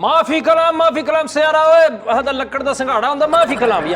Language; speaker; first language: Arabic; non-native, learner; Punjabi